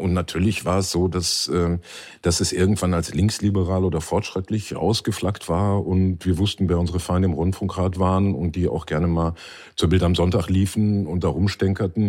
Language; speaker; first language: German; native; German